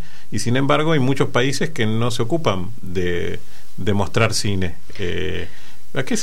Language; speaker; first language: Spanish; native; Spanish